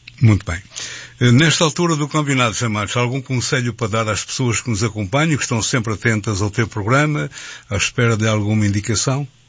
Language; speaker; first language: Portuguese; native; Portuguese